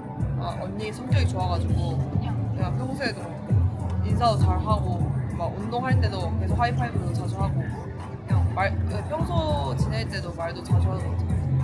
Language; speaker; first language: Korean; non-native, fluent; Indonesian